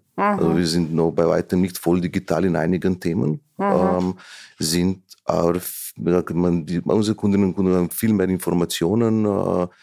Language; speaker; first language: German; non-native, fluent; Slovenian